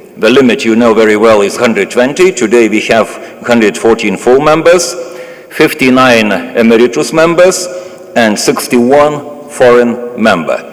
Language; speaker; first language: English; non-native, fluent; Lithuanian